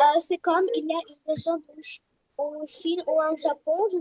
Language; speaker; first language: French; non-native, fluent; Russian